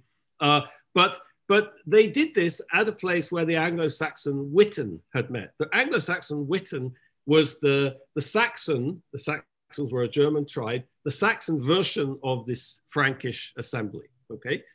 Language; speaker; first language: English; native; English